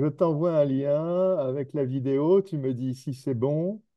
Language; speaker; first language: French; native; French